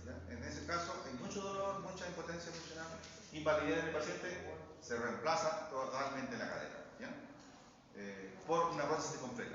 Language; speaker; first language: Spanish; native; Spanish